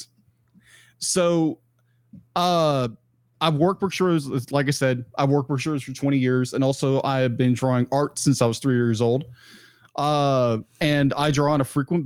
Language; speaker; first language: English; native; English